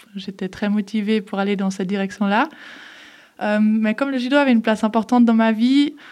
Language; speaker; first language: French; early bilingual, other home language; German